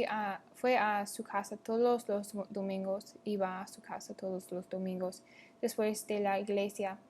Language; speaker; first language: Spanish; non-native, learner; English